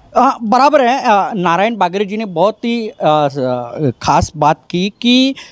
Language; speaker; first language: Hindi; non-native, local second language; Marathi